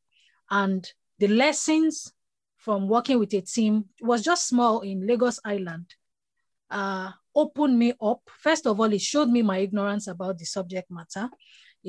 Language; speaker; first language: English; non-native, local second language; Yoruba